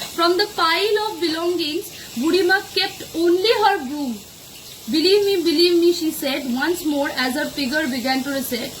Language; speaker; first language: English; non-native, local second language; Bangla